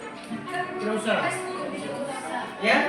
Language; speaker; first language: Indonesian; native; Indonesian